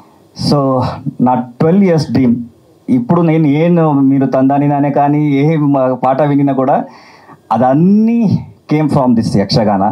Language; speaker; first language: Telugu; non-native, learner; Kannada